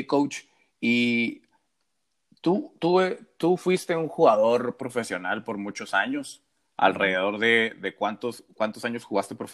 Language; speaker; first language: Spanish; native; Spanish